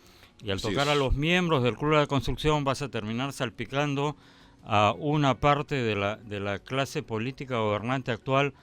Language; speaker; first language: Spanish; native; Spanish